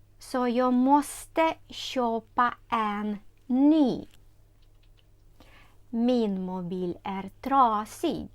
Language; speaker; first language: Swedish; non-native, fluent; Ukrainian